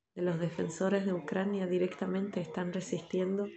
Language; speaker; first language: Spanish; non-native, fluent; Ukrainian